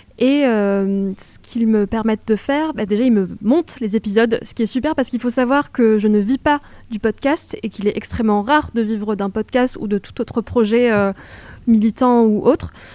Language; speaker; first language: French; native; French